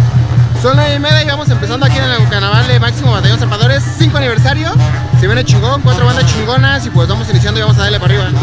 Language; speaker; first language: Spanish; native; Spanish